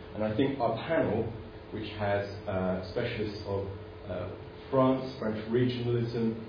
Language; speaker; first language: English; native; English